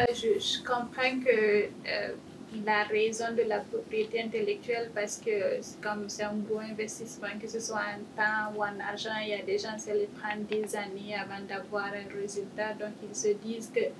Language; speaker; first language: French; non-native, local second language; Fula